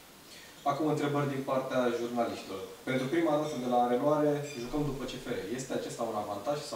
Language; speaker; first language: Romanian; native; Romanian